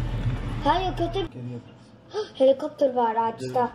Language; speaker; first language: Turkish; early bilingual, heritage; Turkish